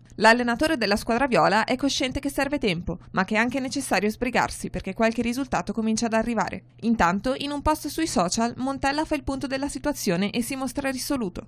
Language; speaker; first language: Italian; native; Italian